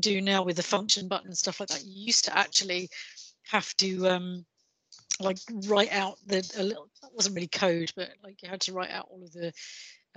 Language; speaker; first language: English; native; English